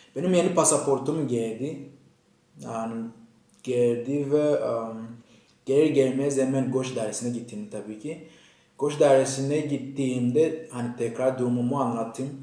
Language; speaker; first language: Turkish; non-native, fluent; Kinyarwanda